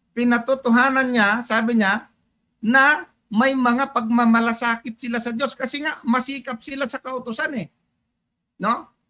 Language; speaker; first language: Filipino; native; Filipino